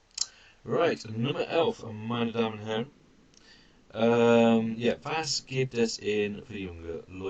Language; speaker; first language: German; non-native, fluent; English